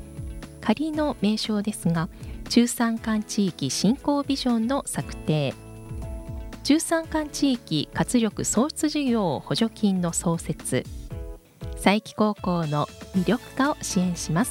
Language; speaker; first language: Japanese; native; Japanese